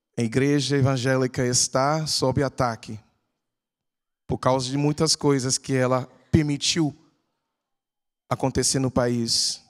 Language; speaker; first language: Portuguese; non-native, fluent; English